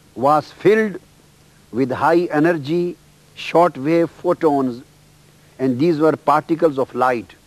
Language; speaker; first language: English; non-native, local second language; Punjabi